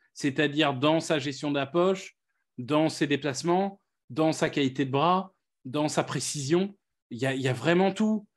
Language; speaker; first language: French; native; French